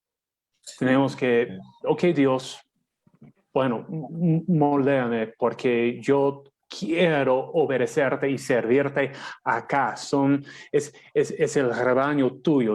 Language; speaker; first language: Spanish; non-native, fluent; English